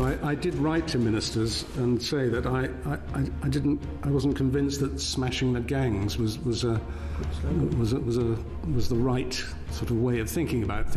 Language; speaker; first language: English; native; English